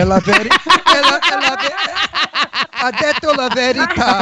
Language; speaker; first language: Italian; early bilingual, heritage; English